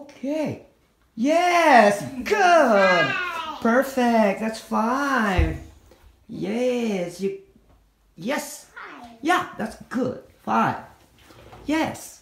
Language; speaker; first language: English; non-native, fluent; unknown